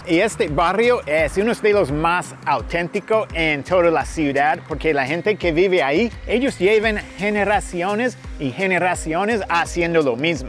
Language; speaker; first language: Spanish; non-native, fluent; English